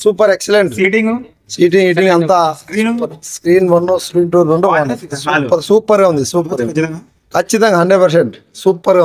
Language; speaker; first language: Telugu; native; Telugu